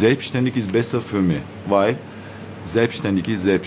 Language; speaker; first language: German; non-native, learner; Turkish